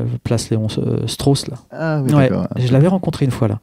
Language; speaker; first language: French; native; French